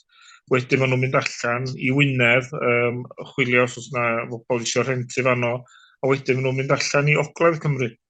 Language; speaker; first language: Welsh; native; Welsh